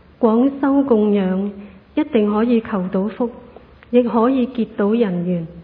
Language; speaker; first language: Chinese; non-native, local second language; Cantonese